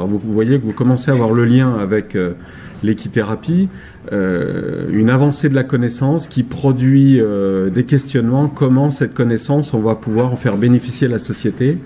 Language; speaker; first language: French; native; French